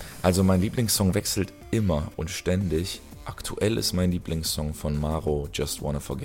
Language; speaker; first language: German; early bilingual, other home language; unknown